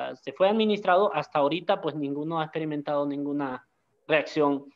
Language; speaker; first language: Spanish; native; Spanish